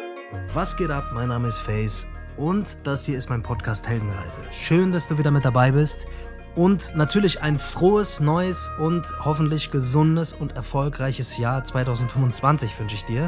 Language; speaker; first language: German; native; German